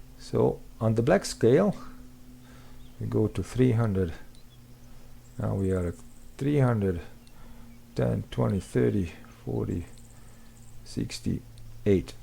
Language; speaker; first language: English; non-native, fluent; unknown